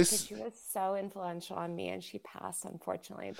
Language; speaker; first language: English; native; English